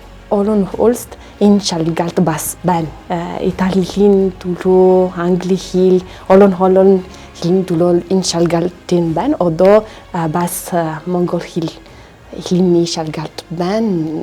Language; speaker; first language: Mongolian; non-native, learner; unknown